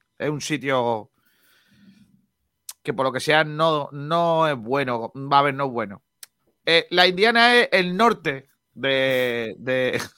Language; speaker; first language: Spanish; native; Spanish